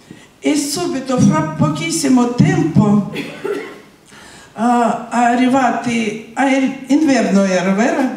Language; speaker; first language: Italian; non-native, learner; Russian